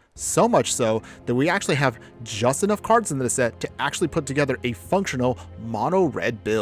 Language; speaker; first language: English; native; English